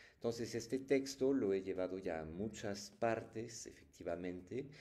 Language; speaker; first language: Spanish; non-native, fluent; French